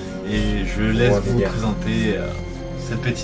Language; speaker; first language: French; native; French